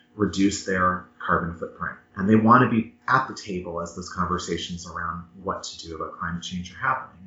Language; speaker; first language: English; native; English